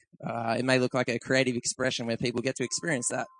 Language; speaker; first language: English; native; English